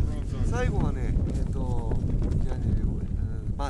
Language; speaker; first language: Japanese; native; Japanese